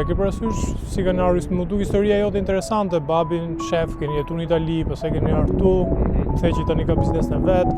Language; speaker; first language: Albanian; native; Albanian